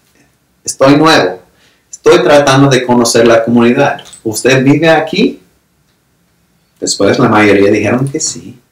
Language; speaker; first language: Spanish; non-native, fluent; English